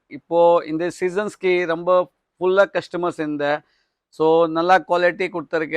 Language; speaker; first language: Tamil; non-native, fluent; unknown